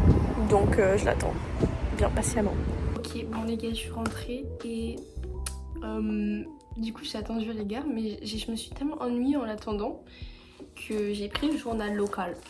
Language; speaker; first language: French; native; French